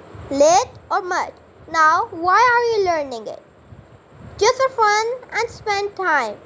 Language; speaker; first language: English; non-native, local second language; Urdu